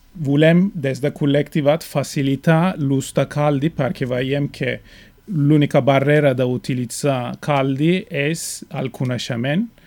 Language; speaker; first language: Catalan; non-native, fluent; Turkish